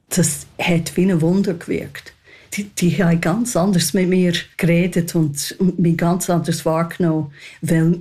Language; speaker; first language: German; non-native, fluent; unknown